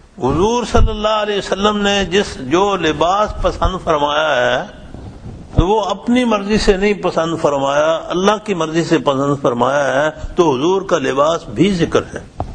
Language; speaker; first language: Urdu; non-native, local second language; Punjabi